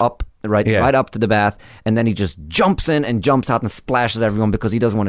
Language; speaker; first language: English; early bilingual, other home language; Hebrew